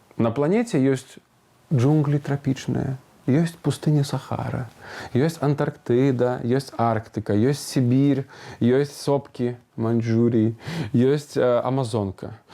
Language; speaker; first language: Belarusian; non-native, local second language; Russian